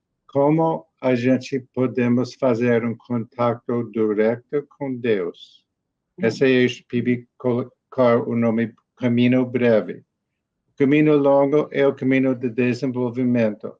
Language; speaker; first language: Portuguese; non-native, learner; English